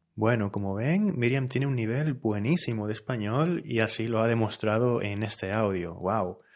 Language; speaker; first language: Spanish; native; Spanish